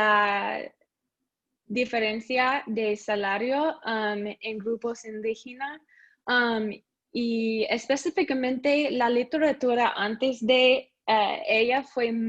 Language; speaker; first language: Spanish; non-native, learner; English